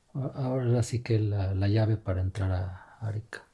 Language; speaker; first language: Spanish; native; Spanish